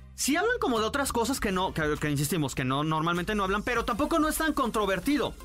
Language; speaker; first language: Spanish; native; Spanish